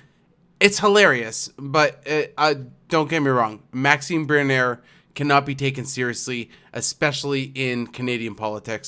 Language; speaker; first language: English; native; English